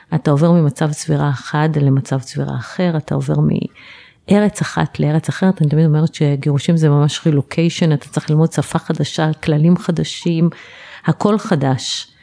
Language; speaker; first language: Hebrew; native; Hebrew